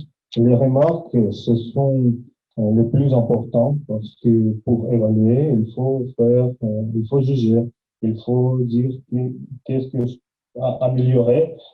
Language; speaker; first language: French; non-native, fluent; Russian